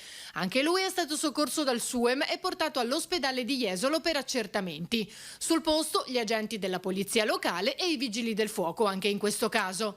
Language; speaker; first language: Italian; native; Italian